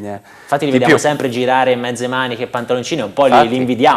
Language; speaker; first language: Italian; native; Italian